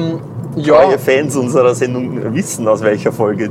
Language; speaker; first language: German; native; German